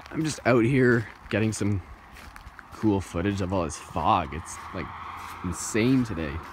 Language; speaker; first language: English; native; English